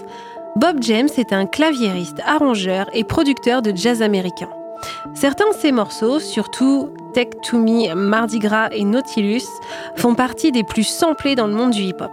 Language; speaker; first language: French; native; French